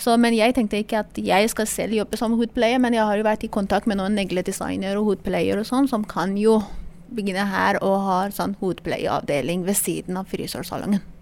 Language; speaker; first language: Norwegian; non-native, fluent; Persian